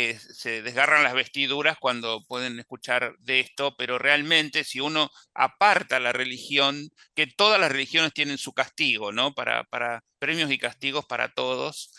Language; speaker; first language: Spanish; native; Spanish